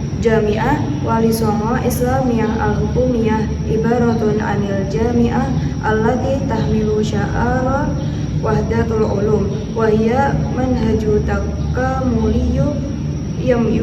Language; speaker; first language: Arabic; non-native, learner; Indonesian